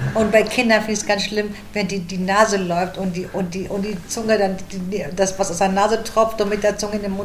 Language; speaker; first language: German; native; German